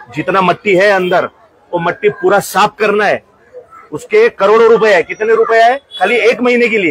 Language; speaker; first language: Hindi; non-native, local second language; Marathi